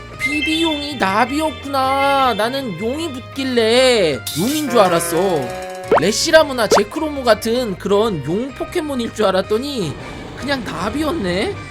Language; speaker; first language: Korean; native; Korean